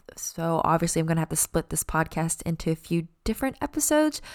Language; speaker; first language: English; early bilingual, other home language; Chinese